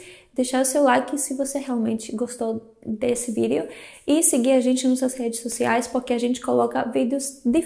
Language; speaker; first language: Portuguese; non-native, fluent; Greek